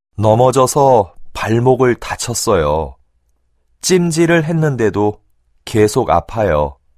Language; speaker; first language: Korean; native; Korean